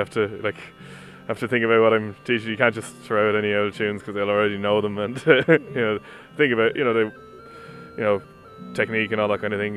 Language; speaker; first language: English; non-native, local second language; Irish